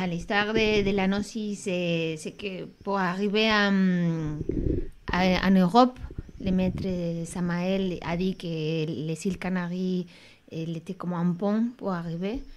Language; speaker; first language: French; non-native, fluent; Spanish